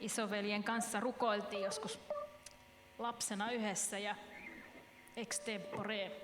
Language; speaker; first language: Finnish; native; Finnish